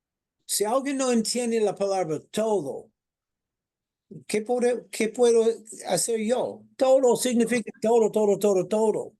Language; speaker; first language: Spanish; non-native, fluent; English